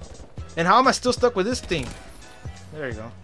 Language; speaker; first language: English; native; English